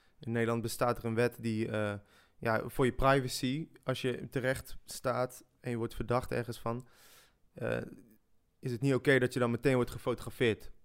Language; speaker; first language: Dutch; early bilingual, other home language; French